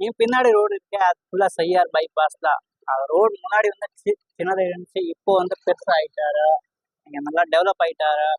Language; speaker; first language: Tamil; non-native, learner; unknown